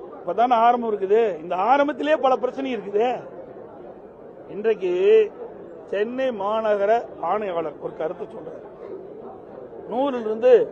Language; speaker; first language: Tamil; native; Tamil